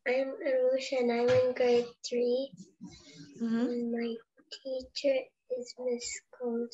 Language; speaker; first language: English; early bilingual, other home language; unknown